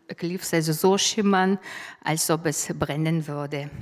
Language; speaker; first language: German; non-native, fluent; Mongolian